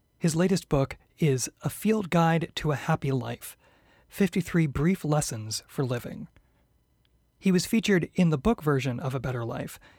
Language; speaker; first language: English; native; English